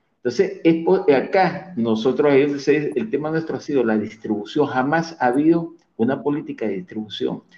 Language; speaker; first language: Spanish; native; Spanish